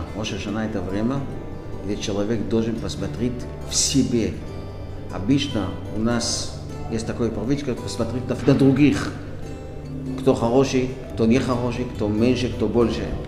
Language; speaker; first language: Russian; non-native, fluent; Hebrew